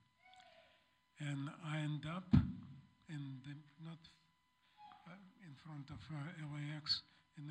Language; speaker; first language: English; non-native, learner; Russian